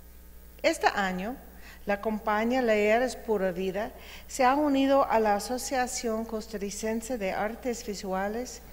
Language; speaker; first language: Spanish; non-native, fluent; English